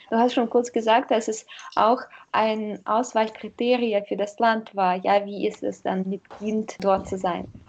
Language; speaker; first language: German; non-native, fluent; Russian